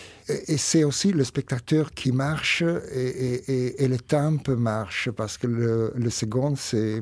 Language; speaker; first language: French; non-native, fluent; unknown